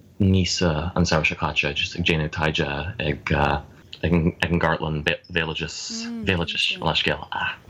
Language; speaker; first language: Irish; non-native, fluent; English